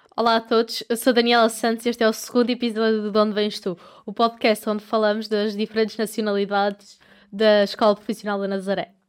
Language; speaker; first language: Portuguese; native; Portuguese